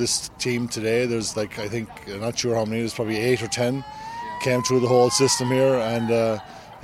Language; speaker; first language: English; native; English